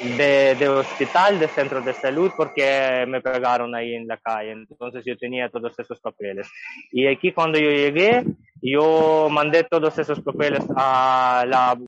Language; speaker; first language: Spanish; non-native, fluent; Ukrainian